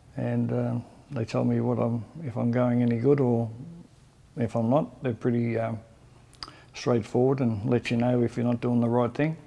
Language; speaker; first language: English; native; English